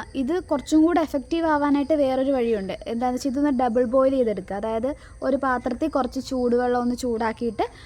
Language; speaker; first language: Malayalam; native; Malayalam